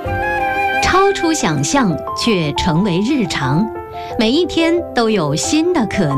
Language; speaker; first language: Chinese; native; Chinese